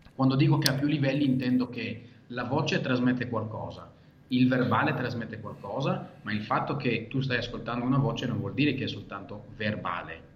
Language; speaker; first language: Italian; non-native, fluent; Hebrew